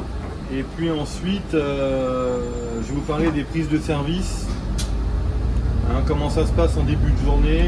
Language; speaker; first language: French; native; French